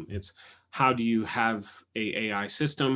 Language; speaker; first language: English; native; English